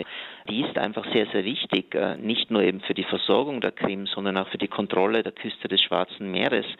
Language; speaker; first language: German; native; German